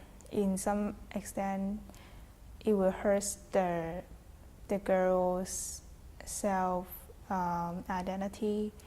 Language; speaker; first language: English; non-native, fluent; Chinese